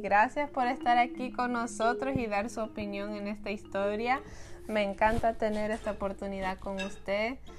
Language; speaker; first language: Spanish; early bilingual, heritage; Spanish